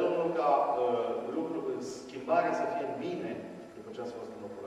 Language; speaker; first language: Romanian; native; Romanian